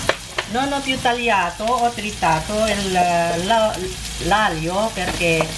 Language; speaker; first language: Italian; non-native, local second language; Filipino